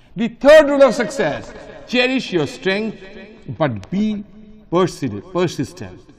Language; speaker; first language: English; non-native, local second language; Bangla